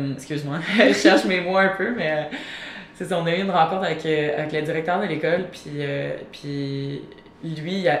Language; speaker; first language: French; native; French